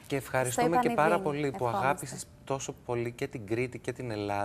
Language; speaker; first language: Greek; native; Greek